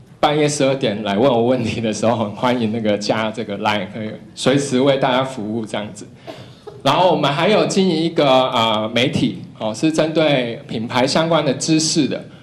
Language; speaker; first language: Chinese; non-native, local second language; Cantonese